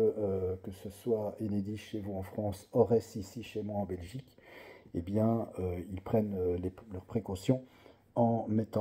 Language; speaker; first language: French; native; French